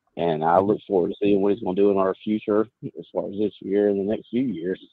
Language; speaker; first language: English; native; English